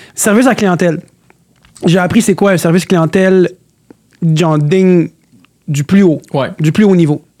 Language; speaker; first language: French; early bilingual, other home language; Arabic